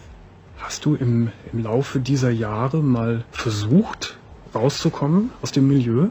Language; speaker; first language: German; native; German